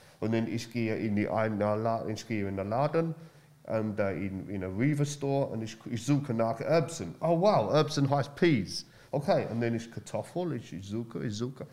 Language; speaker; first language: German; non-native, learner; English